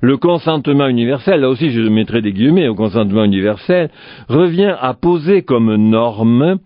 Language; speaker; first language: French; native; French